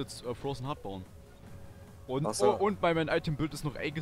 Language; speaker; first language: German; native; German